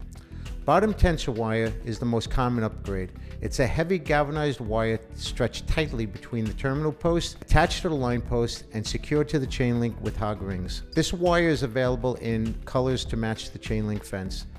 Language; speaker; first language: English; native; English